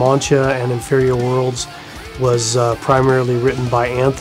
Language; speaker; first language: English; native; English